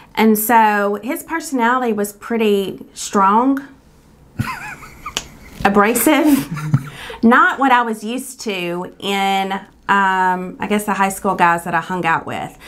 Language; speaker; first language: English; native; English